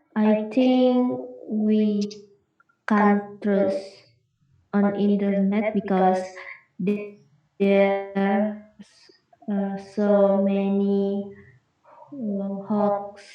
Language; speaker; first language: English; non-native, learner; Indonesian